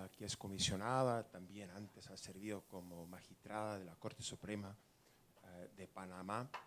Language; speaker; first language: Spanish; non-native, fluent; English